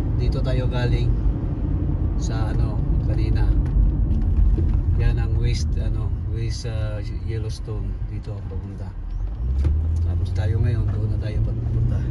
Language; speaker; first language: Filipino; non-native, local second language; Cebuano